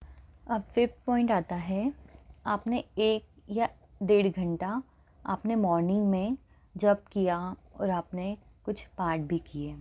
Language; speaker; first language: Hindi; native; Hindi